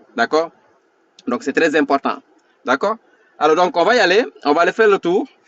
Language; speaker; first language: French; non-native, local second language; Wolof